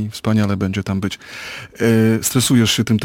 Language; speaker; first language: Polish; native; Polish